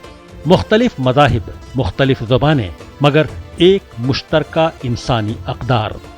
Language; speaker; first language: Hindi; native; Hindi